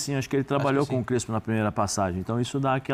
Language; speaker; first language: Portuguese; native; Portuguese